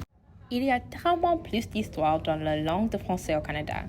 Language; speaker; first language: French; non-native, learner; English